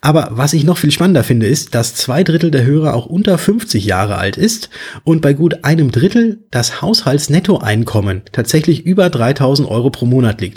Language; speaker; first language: German; native; German